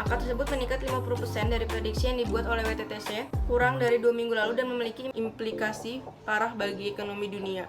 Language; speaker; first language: Indonesian; native; Indonesian